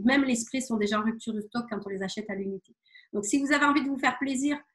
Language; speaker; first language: French; native; French